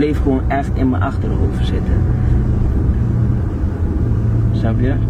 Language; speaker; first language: Dutch; non-native, local second language; Papiamento